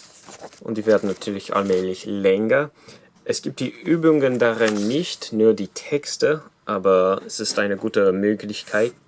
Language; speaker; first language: German; non-native, fluent; English